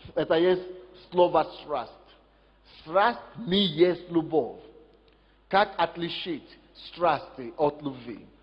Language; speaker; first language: Russian; non-native, fluent; Yoruba